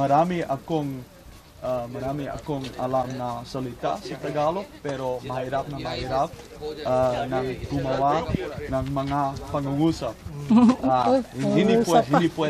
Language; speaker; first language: Filipino; non-native, learner; Dutch